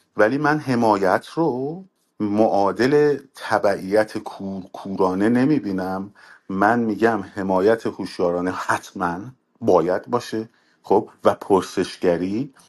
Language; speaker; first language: Persian; native; Persian